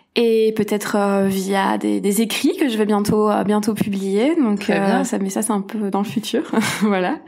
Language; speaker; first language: French; native; French